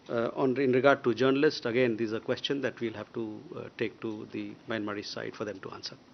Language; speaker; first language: English; non-native, local second language; Hindi